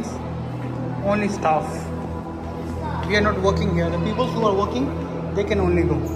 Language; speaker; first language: English; non-native, local second language; Hindi